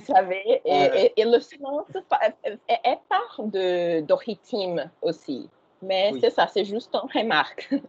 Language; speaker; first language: French; non-native, fluent; Portuguese